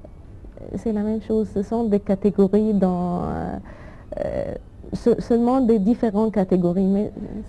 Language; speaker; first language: French; non-native, fluent; Arabic